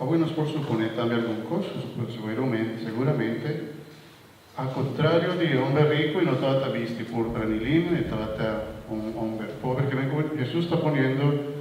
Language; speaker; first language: Spanish; non-native, learner; Papiamento